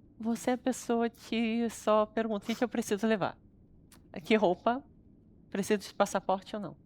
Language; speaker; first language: Portuguese; early bilingual, other home language; Russian